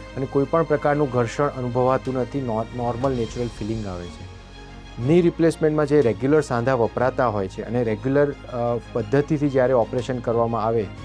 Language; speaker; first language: Gujarati; native; Gujarati